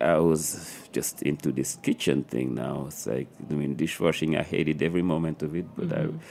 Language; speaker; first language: English; non-native, fluent; French